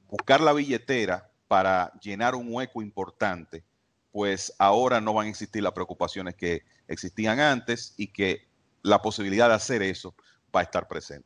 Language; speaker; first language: Spanish; native; Spanish